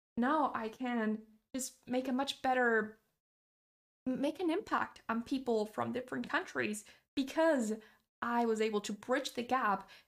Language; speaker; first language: English; non-native, fluent; Portuguese